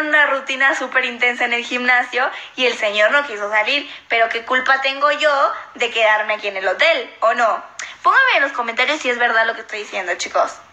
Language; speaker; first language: Spanish; native; Spanish